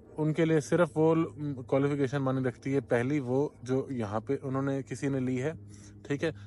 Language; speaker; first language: Urdu; native; Urdu